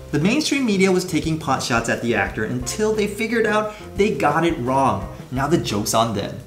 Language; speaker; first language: English; early bilingual, other home language; Chinese